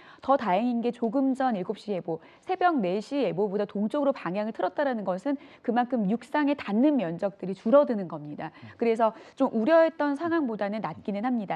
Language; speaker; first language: Korean; native; Korean